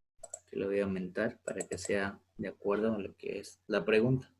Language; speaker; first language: Spanish; native; Spanish